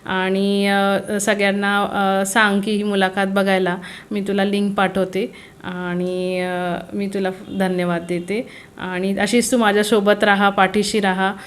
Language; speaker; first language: Marathi; native; Marathi